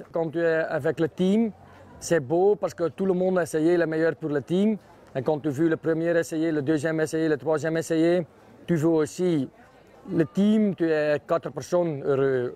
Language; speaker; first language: French; non-native, local second language; Dutch